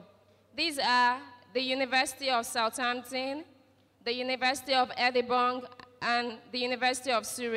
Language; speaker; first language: English; non-native, local second language; Yoruba